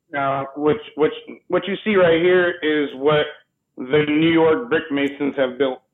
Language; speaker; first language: English; native; English